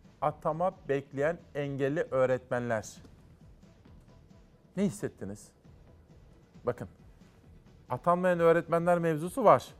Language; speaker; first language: Turkish; native; Turkish